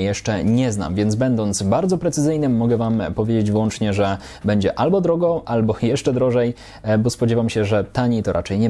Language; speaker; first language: Polish; native; Polish